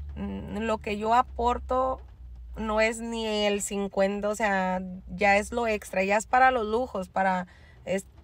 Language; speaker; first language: Spanish; native; Spanish